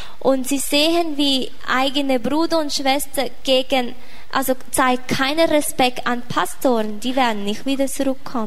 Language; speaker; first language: German; non-native, fluent; Thai